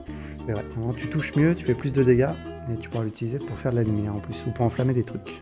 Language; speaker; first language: French; native; French